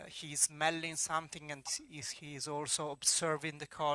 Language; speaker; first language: English; non-native, fluent; Italian